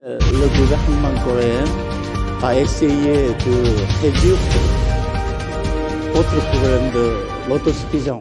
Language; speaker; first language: French; non-native, fluent; Korean